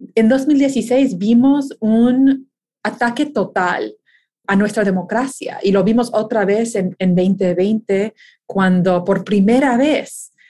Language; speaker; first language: Spanish; early bilingual, heritage; Spanish